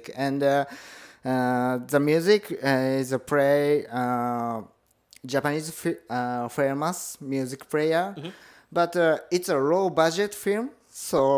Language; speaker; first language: English; non-native, learner; Japanese